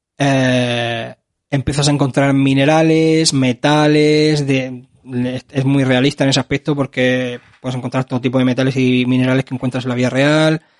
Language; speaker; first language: Spanish; native; Spanish